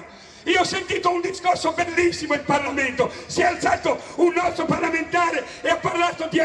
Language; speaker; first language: Italian; native; Italian